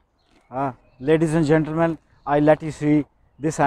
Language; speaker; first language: English; non-native, learner; Urdu